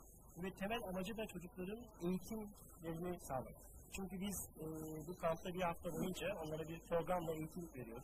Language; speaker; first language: Turkish; native; Turkish